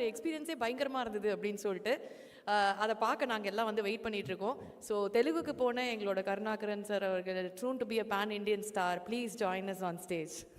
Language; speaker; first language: Tamil; native; Tamil